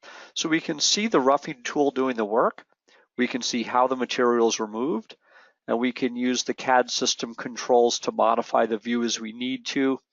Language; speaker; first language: English; native; English